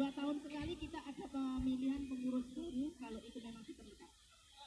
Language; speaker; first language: Indonesian; native; Indonesian